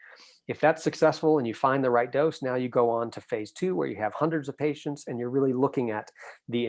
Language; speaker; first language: English; native; English